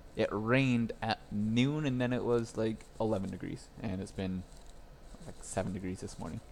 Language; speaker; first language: English; native; English